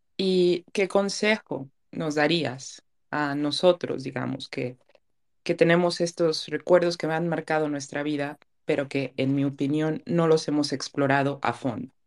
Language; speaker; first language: Spanish; native; Spanish